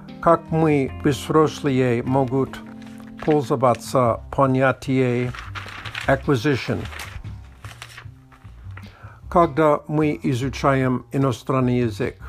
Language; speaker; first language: Russian; non-native, learner; English